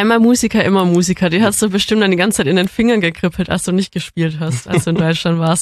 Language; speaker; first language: German; native; German